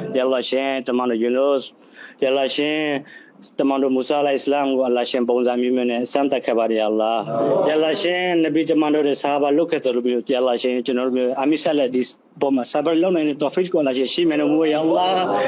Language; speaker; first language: Burmese; non-native, local second language; Rohingya